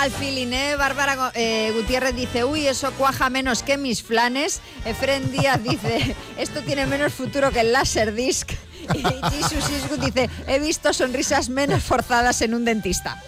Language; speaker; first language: Spanish; native; Spanish